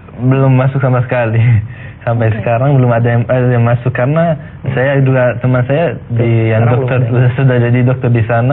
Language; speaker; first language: Indonesian; non-native, fluent; Arabic